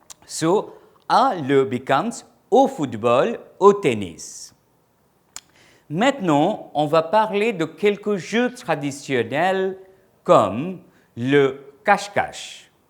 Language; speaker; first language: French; non-native, fluent; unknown